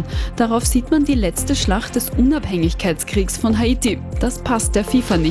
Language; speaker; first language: German; native; German